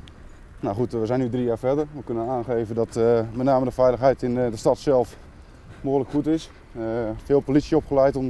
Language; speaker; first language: Dutch; native; Dutch